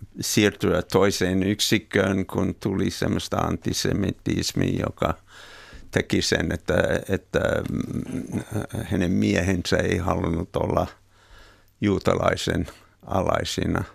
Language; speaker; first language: Finnish; non-native, fluent; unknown